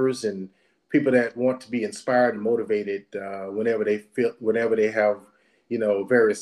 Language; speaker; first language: English; native; English